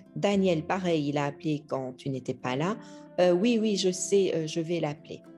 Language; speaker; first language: French; native; French